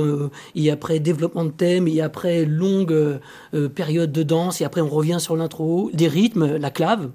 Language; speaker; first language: French; native; French